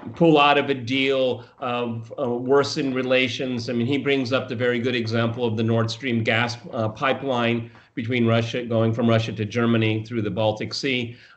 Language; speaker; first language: English; native; English